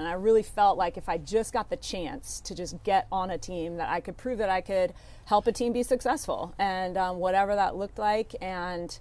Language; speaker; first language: English; native; English